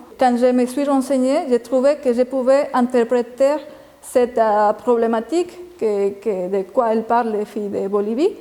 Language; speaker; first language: French; non-native, fluent; Spanish